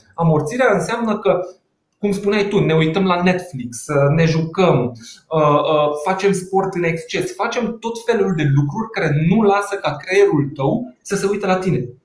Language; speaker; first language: Romanian; non-native, local second language; Hungarian